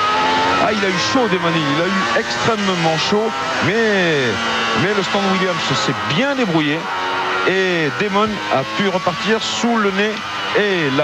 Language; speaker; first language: French; native; French